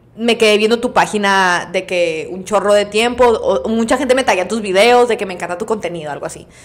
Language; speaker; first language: Spanish; native; Spanish